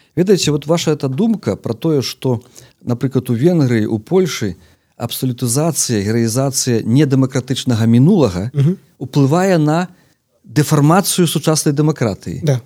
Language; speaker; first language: Belarusian; native; Belarusian